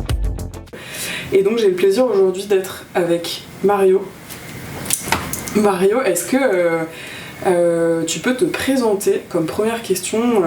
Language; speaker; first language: French; native; French